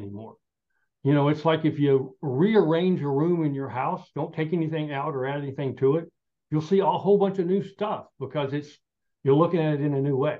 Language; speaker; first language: English; native; English